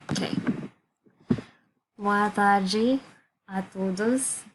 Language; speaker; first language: Portuguese; non-native, learner; Spanish